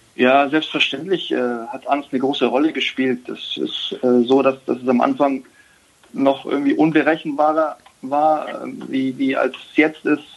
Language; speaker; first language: German; native; German